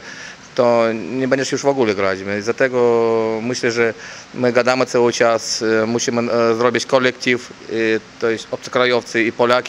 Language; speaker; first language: Polish; non-native, learner; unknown